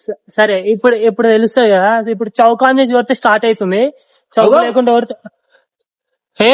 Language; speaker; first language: Telugu; native; Telugu